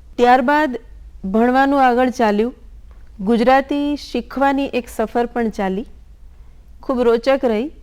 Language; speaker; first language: Gujarati; non-native, local second language; Bangla